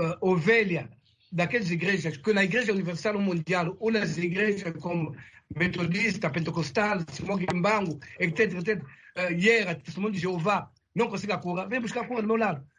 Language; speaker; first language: Portuguese; non-native, fluent; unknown